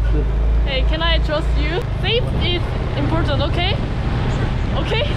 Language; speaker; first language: English; non-native, learner; Korean